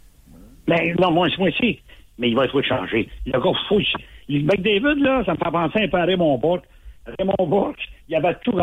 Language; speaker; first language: French; native; French